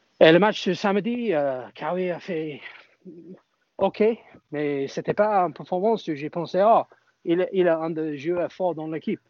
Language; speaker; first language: French; non-native, fluent; English